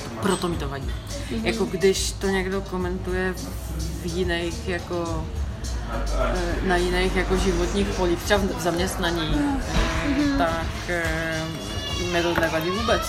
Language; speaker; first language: Czech; early bilingual, heritage; Czech